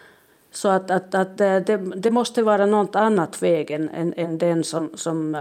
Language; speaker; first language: Swedish; non-native, local second language; Finnish